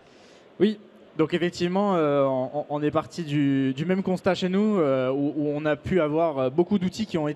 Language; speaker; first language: French; native; French